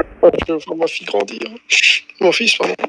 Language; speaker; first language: French; native; French